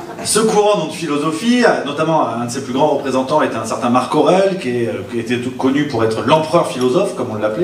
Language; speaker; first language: French; native; French